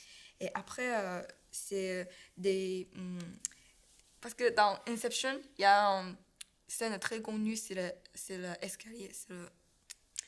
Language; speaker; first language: French; non-native, learner; Chinese